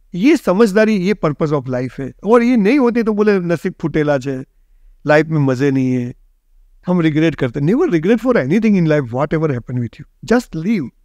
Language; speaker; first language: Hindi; non-native, local second language; Gujarati